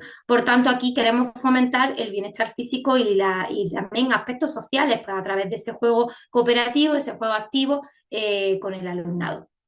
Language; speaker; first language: Spanish; native; Spanish